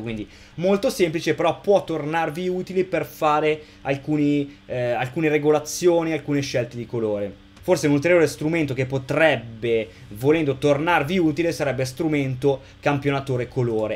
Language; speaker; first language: Italian; native; Italian